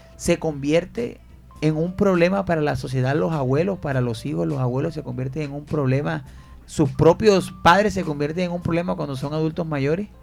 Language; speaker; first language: Spanish; native; Spanish